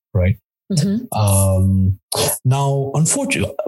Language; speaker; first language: English; non-native, local second language; Gujarati